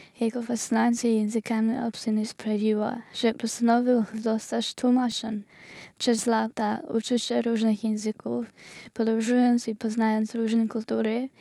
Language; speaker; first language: Polish; non-native, learner; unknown